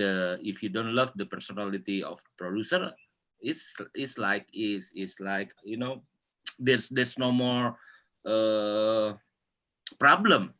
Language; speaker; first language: English; non-native, local second language; Indonesian